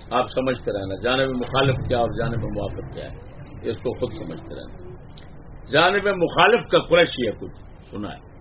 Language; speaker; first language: Urdu; non-native, local second language; Punjabi